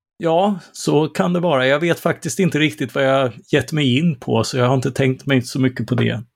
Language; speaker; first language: Swedish; native; Swedish